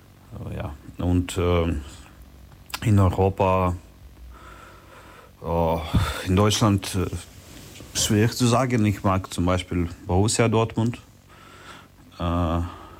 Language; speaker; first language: German; non-native, learner; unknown